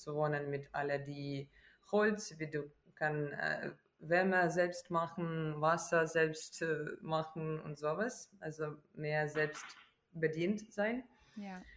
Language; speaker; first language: German; non-native, fluent; Ukrainian